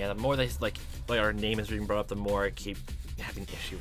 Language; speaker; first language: English; native; English